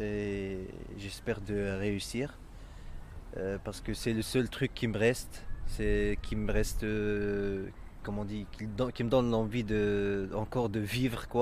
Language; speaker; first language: French; non-native, local second language; Arabic